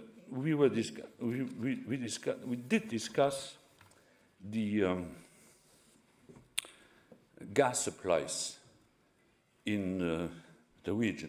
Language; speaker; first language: English; non-native, fluent; Luxembourgish